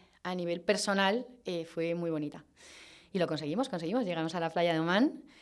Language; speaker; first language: Spanish; native; Spanish